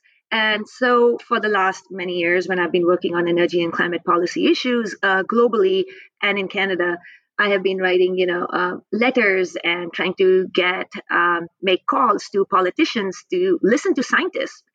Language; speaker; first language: English; non-native, local second language; Hindi